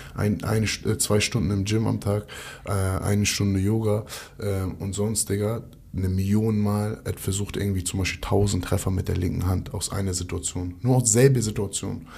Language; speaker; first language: German; early bilingual, other home language; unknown